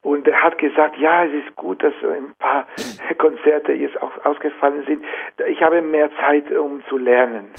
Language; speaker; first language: German; non-native, fluent; Italian